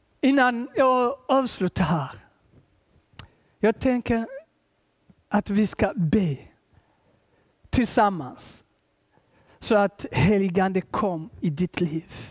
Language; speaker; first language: Swedish; non-native, fluent; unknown